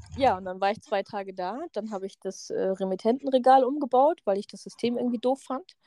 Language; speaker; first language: German; native; German